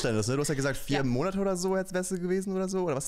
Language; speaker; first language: German; native; German